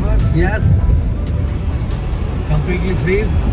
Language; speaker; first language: English; non-native, local second language; Hindi